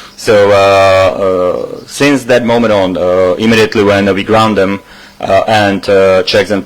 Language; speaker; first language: English; non-native, fluent; Slovak